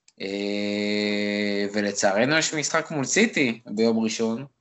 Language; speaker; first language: Hebrew; native; Hebrew